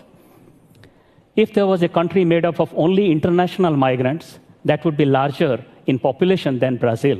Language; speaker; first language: English; non-native, local second language; Odia